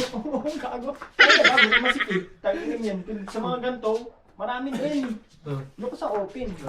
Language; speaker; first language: Filipino; non-native, local second language; Hiligaynon